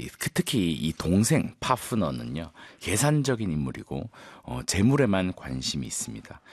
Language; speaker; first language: Korean; native; Korean